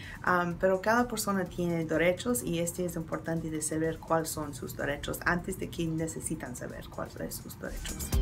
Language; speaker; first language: Spanish; non-native, learner; English